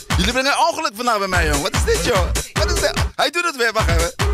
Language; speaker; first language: Dutch; native; Dutch